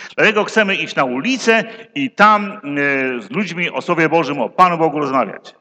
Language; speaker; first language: Polish; native; Polish